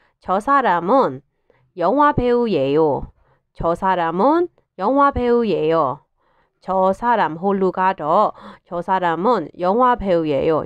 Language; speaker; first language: Korean; non-native, fluent; Burmese